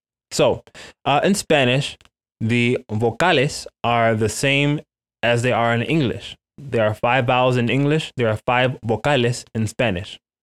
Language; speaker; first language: English; native; English